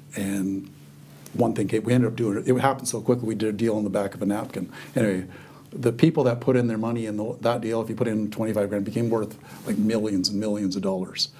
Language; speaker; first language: English; native; English